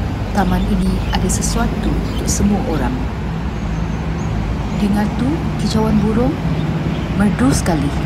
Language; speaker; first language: Malay; native; Malay